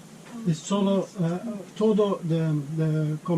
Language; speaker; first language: Spanish; non-native, learner; Turkish